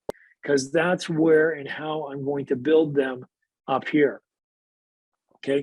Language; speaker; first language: English; native; English